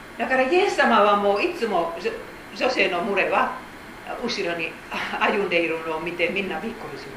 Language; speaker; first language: Japanese; non-native, fluent; Finnish